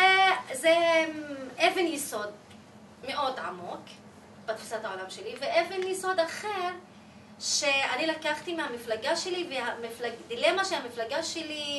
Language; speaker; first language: Hebrew; non-native, local second language; Arabic